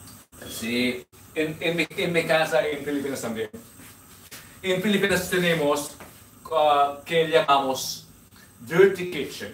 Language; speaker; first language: Spanish; non-native, learner; Filipino